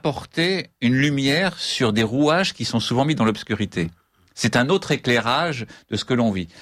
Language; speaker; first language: French; native; French